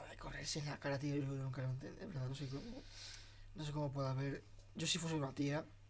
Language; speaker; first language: Spanish; early bilingual, other home language; Arabic